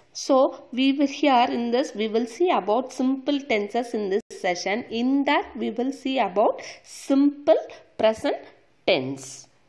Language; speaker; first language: English; non-native, local second language; Tamil